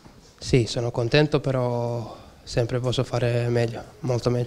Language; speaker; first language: Italian; non-native, learner; Serbian